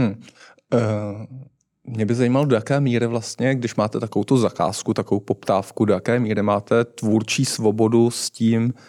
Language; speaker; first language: Czech; native; Czech